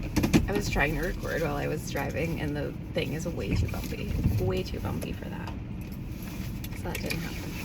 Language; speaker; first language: English; native; English